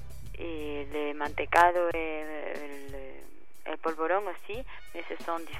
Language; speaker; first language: French; non-native, fluent; Spanish